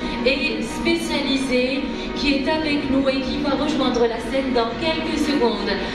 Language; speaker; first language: French; non-native, local second language; Arabic